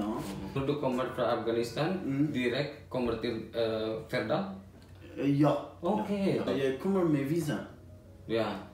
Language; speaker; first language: Norwegian; non-native, learner; Indonesian